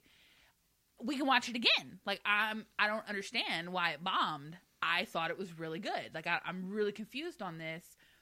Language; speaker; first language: English; native; English